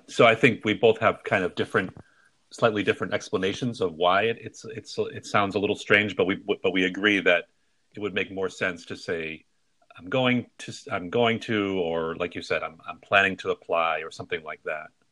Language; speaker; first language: English; native; English